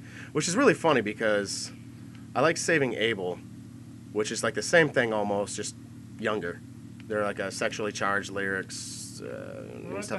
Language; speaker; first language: English; native; English